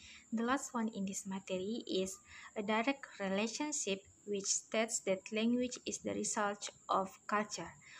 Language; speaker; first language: English; non-native, learner; Indonesian